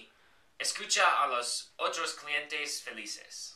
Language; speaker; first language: Spanish; non-native, learner; English